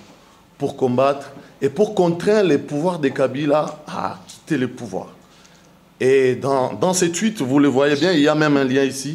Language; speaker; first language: French; non-native, local second language; Swahili